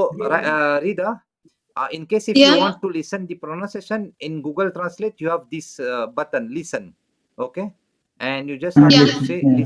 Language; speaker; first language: English; non-native, local second language; French